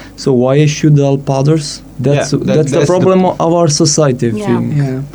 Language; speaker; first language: English; non-native, fluent; Italian